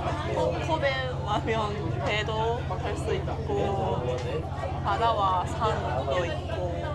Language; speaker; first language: Korean; non-native, learner; Japanese